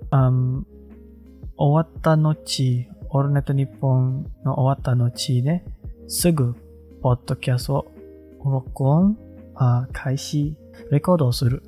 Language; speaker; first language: Japanese; non-native, learner; Malay